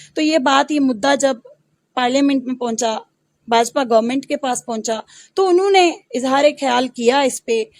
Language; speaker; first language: Hindi; non-native, local second language; Pahari-Potwari